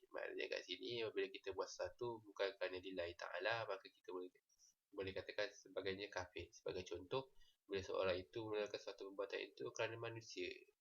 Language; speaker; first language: Malay; native; Malay